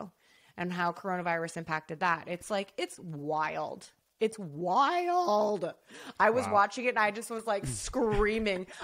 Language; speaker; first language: English; native; English